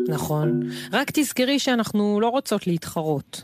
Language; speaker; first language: Hebrew; native; Hebrew